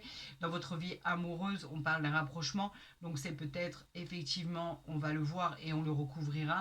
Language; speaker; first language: French; native; French